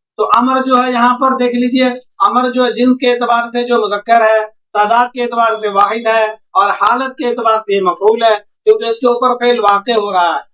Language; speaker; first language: Hindi; native; Hindi